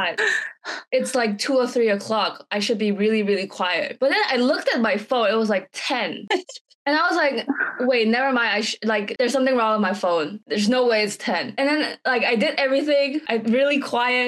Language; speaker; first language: English; non-native, local second language; Chinese